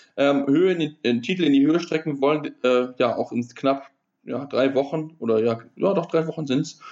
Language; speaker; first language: German; native; German